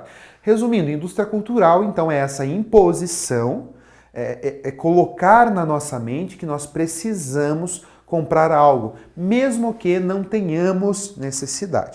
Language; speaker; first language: Portuguese; native; Portuguese